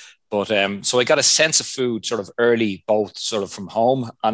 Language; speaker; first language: English; non-native, local second language; Irish